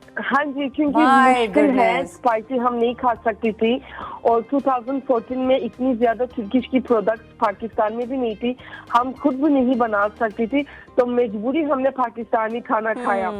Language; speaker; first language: Hindi; non-native, fluent; Turkish